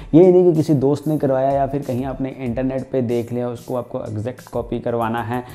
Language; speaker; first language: Hindi; non-native, local second language; Punjabi